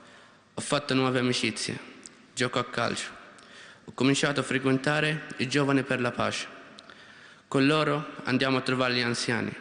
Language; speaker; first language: Italian; non-native, learner; Arabic